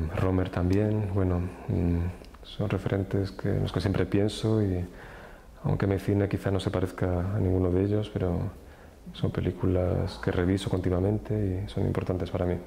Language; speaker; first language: Spanish; native; Spanish